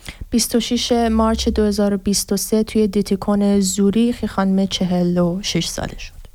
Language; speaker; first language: Persian; native; Persian